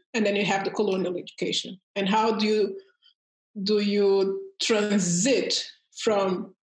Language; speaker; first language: English; early bilingual, heritage; Portuguese